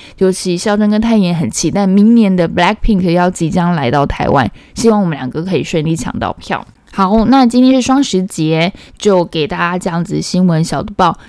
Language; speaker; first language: Chinese; non-native, fluent; Korean